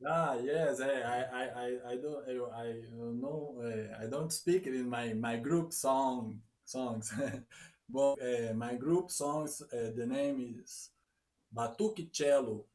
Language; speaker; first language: English; non-native, learner; Portuguese